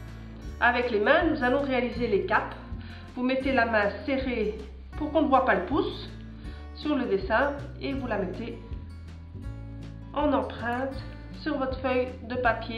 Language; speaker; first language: French; native; French